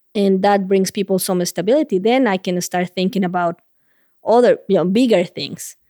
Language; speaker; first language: English; non-native, fluent; Spanish